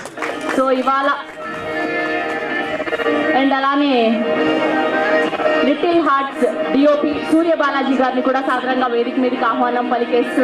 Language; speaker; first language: Telugu; native; Telugu